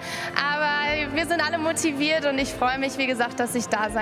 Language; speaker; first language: German; native; German